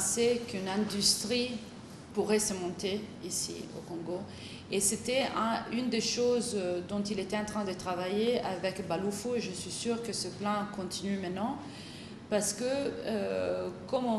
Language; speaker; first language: French; non-native, fluent; Italian